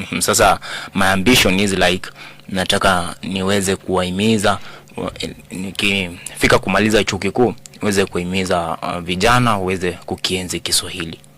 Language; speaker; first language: Swahili; native; Swahili